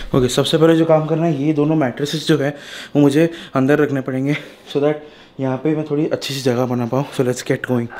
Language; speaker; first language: Hindi; non-native, local second language; Marathi